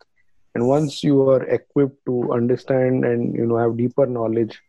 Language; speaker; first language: English; non-native, local second language; Marathi